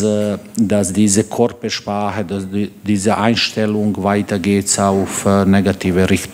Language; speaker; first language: German; non-native, learner; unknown